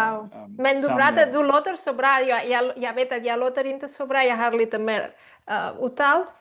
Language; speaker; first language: Swedish; non-native, learner; Spanish